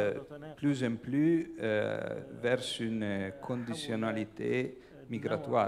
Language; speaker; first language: French; non-native, fluent; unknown